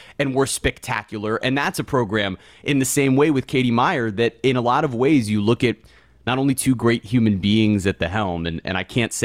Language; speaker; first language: English; native; English